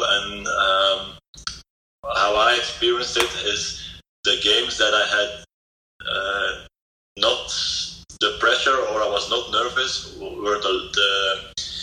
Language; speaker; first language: English; non-native, fluent; Dutch